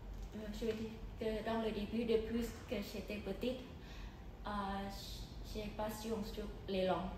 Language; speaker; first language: French; non-native, fluent; Thai